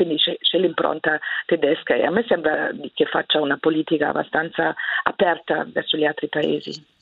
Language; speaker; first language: Italian; non-native, fluent; German